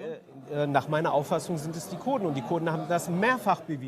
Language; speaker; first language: German; early bilingual, other home language; Kurdish